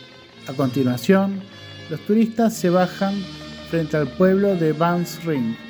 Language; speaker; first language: Spanish; non-native, fluent; Indonesian